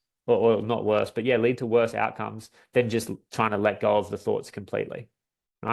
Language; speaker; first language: English; native; English